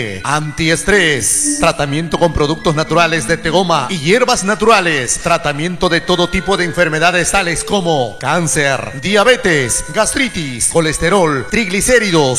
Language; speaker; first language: Spanish; native; Spanish